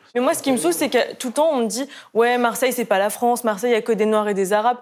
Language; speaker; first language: French; native; French